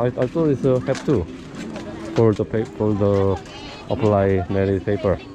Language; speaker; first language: English; non-native, learner; Korean